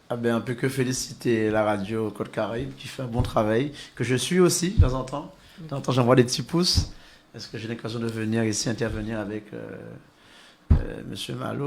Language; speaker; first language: French; native; French